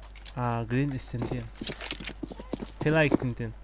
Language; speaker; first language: English; non-native, learner; Yakut